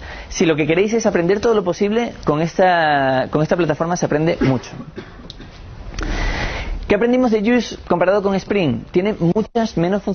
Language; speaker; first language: Spanish; native; Spanish